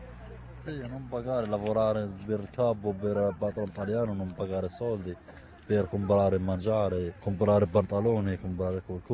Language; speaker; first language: Italian; non-native, learner; Arabic